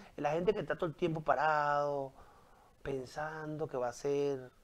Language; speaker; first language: Spanish; native; Spanish